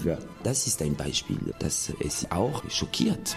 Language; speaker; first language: German; non-native, fluent; French